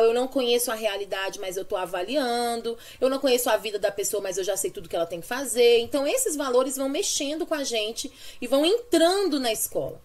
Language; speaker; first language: Portuguese; native; Portuguese